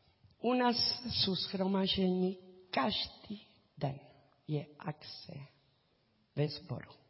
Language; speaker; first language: Czech; non-native, learner; Spanish